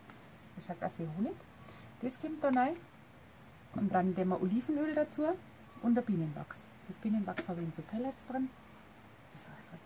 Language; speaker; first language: German; native; German